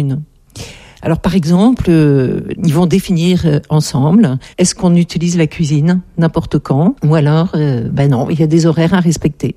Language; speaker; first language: French; native; French